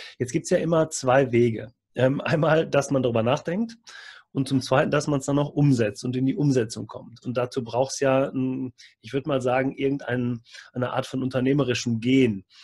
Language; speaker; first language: German; native; German